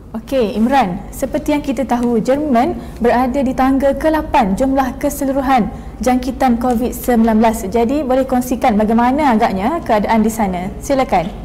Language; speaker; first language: Malay; native; Malay